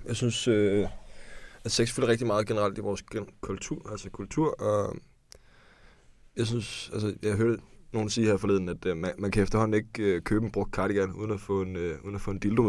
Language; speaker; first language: Danish; native; Danish